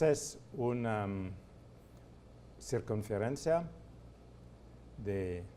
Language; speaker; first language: Spanish; non-native, fluent; French